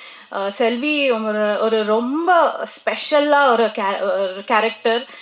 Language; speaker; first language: Tamil; non-native, local second language; Kannada